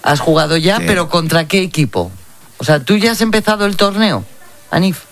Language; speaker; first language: Spanish; native; Spanish